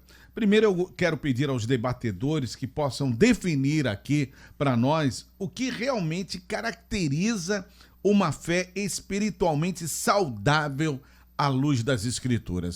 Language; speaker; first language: Portuguese; native; Portuguese